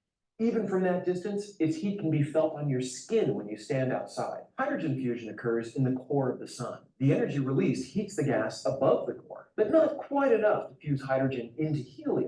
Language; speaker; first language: English; native; English